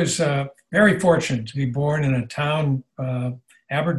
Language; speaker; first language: English; native; English